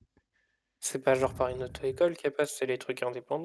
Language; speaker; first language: French; native; French